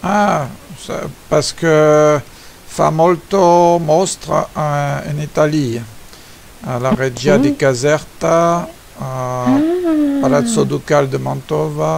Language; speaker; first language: Italian; non-native, learner; French